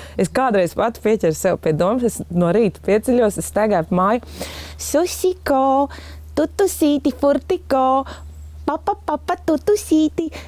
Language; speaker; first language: Latvian; native; Latvian